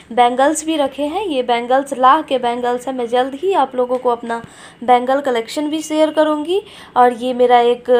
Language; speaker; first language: Hindi; native; Hindi